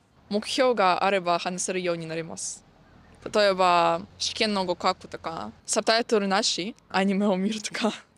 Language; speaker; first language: Japanese; non-native, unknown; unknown